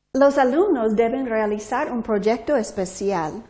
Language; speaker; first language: Spanish; non-native, fluent; English